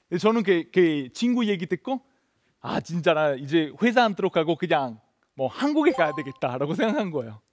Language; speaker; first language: Korean; non-native, fluent; Italian